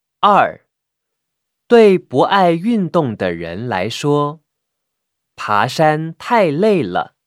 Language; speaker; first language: Chinese; native; Chinese